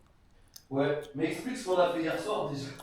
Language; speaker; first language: French; native; French